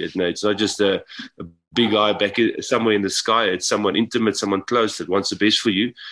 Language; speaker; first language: English; non-native, local second language; Afrikaans